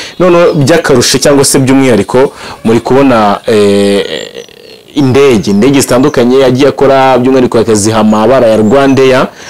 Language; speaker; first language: Kinyarwanda; native; Kinyarwanda